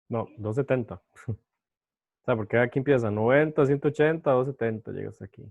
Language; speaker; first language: Spanish; native; Spanish